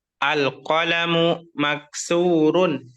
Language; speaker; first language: Arabic; non-native, fluent; Indonesian